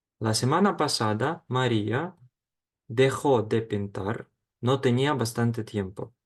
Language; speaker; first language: Spanish; non-native, fluent; Ukrainian